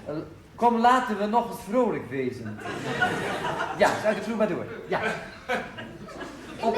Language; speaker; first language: Dutch; native; Dutch